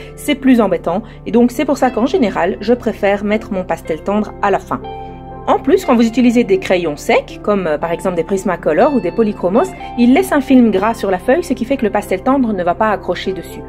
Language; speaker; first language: French; native; French